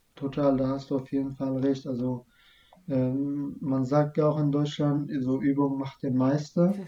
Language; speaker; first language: German; non-native, fluent; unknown